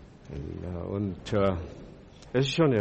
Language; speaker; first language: German; non-native, fluent; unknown